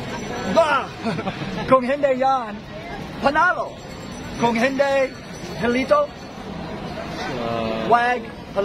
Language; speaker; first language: Filipino; non-native, learner; English